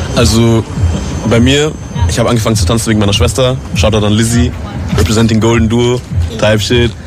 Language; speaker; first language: German; native; German